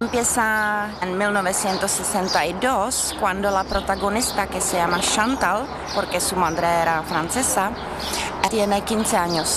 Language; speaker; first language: Spanish; non-native, fluent; Czech